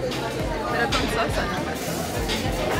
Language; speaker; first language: Spanish; non-native, learner; English